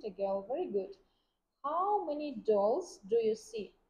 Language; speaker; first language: English; non-native, fluent; Vietnamese